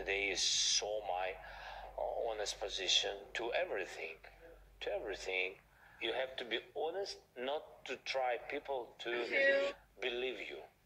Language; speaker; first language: English; non-native, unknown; Ukrainian